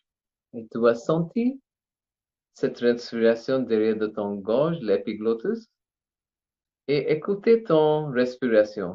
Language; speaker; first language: French; non-native, learner; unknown